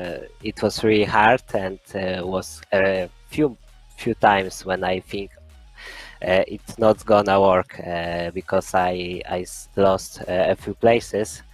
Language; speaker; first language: English; non-native, fluent; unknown